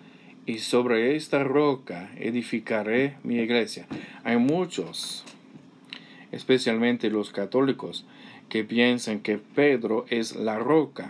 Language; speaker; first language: Spanish; non-native, fluent; English